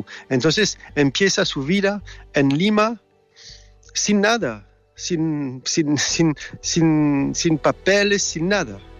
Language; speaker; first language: Spanish; non-native, fluent; French